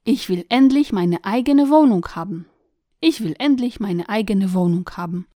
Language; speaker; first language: German; non-native, fluent; Polish